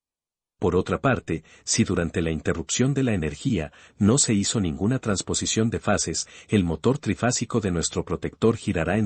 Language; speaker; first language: Spanish; native; Spanish